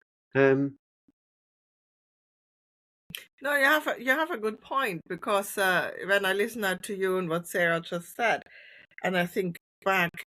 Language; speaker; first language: English; non-native, fluent; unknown